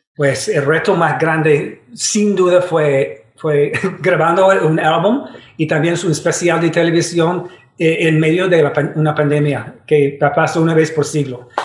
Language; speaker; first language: Spanish; non-native, fluent; English